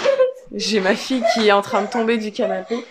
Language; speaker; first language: French; native; French